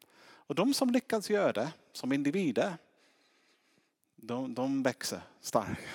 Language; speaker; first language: Swedish; non-native, fluent; English